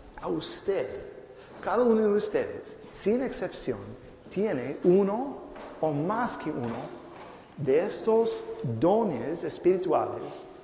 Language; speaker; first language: Spanish; non-native, fluent; English